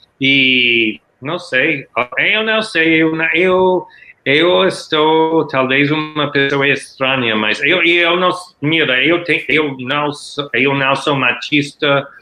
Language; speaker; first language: Portuguese; non-native, learner; English